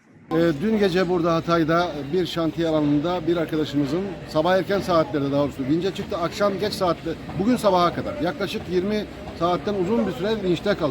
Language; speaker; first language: Turkish; native; Turkish